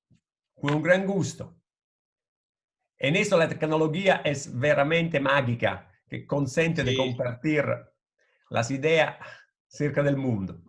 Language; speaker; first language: Spanish; non-native, fluent; Italian